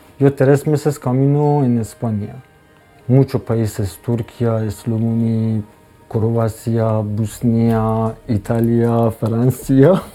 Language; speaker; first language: Spanish; non-native, learner; Persian